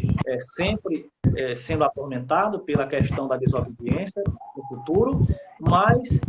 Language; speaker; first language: Portuguese; native; Portuguese